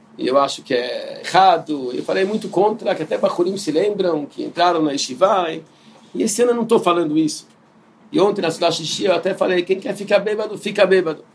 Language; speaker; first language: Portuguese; non-native, fluent; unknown